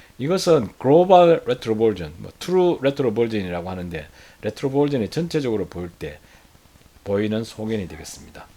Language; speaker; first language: Korean; native; Korean